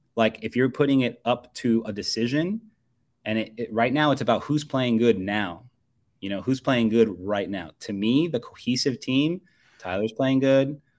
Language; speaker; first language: English; native; English